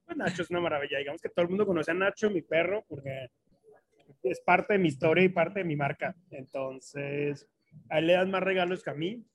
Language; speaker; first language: Spanish; native; Spanish